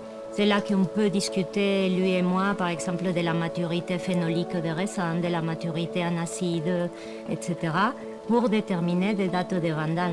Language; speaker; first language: French; non-native, fluent; Spanish